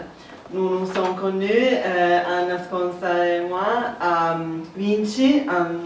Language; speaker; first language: French; non-native, fluent; Italian